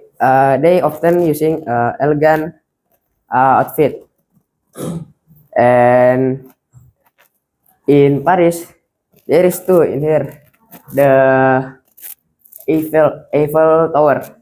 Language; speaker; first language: English; non-native, learner; Indonesian